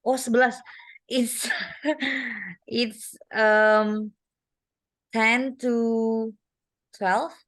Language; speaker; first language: English; non-native, learner; Indonesian